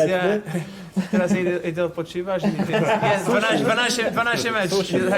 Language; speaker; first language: Polish; non-native, fluent; Portuguese